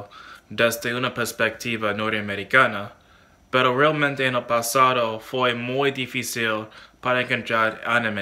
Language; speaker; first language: Spanish; non-native, learner; English